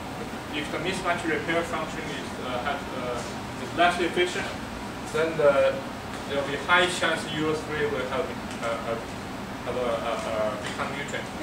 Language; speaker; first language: English; non-native, fluent; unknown